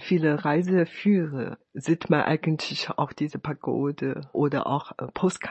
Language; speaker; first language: German; non-native, fluent; Chinese